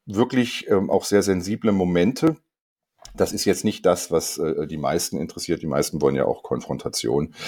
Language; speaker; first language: German; non-native, fluent; Korean